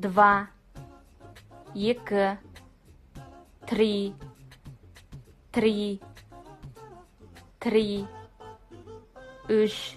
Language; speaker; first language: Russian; non-native, fluent; Kazakh